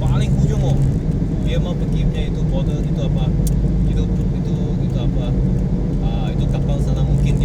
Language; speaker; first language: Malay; non-native, local second language; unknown